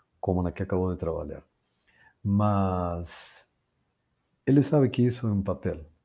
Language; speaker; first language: Portuguese; non-native, fluent; Spanish